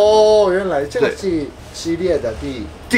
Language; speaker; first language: Chinese; non-native, fluent; Japanese